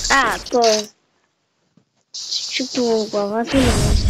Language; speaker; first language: Bulgarian; native; Bulgarian